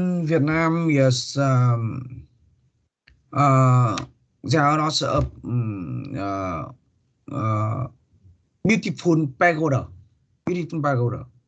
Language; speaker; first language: English; non-native, learner; Vietnamese